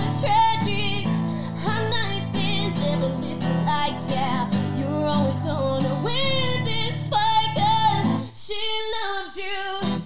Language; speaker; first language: English; native; English